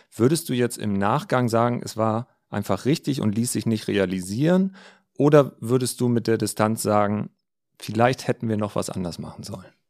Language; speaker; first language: German; native; German